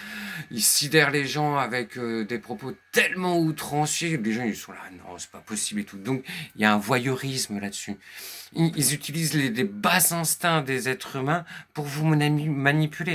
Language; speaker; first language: French; native; French